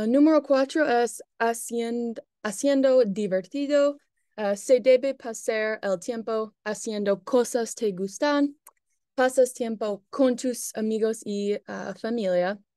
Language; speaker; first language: Spanish; non-native, learner; English